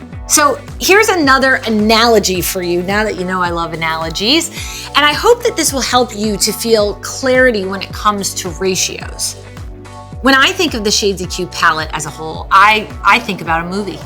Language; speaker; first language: English; native; English